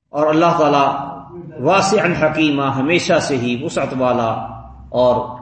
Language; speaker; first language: Urdu; non-native, local second language; Punjabi